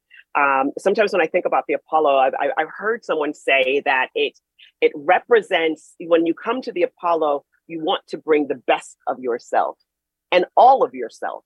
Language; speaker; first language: English; native; English